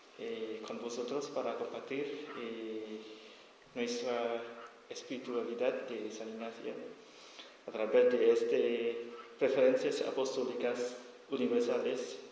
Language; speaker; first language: Spanish; non-native, learner; S'gaw Karen